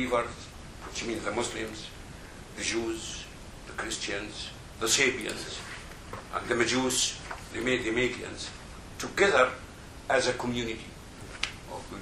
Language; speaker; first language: English; non-native, fluent; Arabic